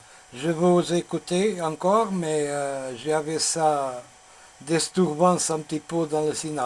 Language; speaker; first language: French; non-native, learner; Portuguese